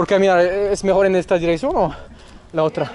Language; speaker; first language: Spanish; non-native, learner; French